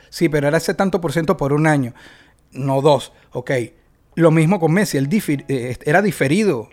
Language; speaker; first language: Spanish; native; Spanish